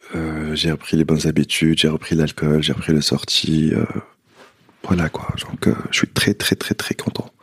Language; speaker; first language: French; non-native, local second language; Arabic